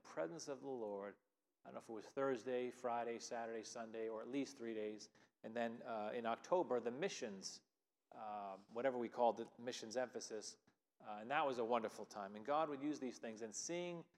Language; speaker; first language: English; native; English